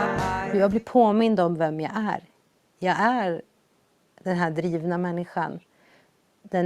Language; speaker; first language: Swedish; early bilingual, other home language; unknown